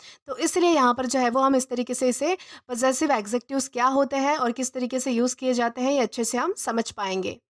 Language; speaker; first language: Hindi; native; Hindi